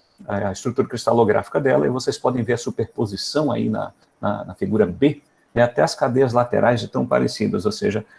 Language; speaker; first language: Portuguese; native; Portuguese